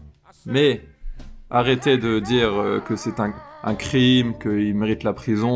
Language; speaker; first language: French; native; French